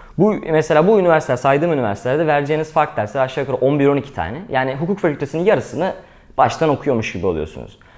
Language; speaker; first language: Turkish; native; Turkish